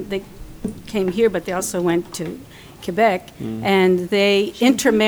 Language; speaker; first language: English; early bilingual, other home language; French